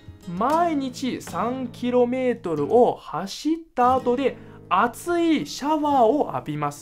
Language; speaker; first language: Japanese; non-native, fluent; Chinese